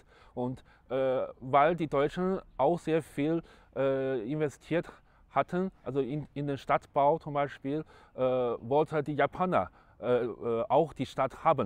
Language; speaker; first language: German; non-native, fluent; Chinese